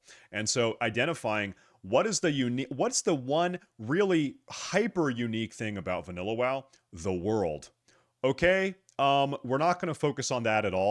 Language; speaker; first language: English; native; English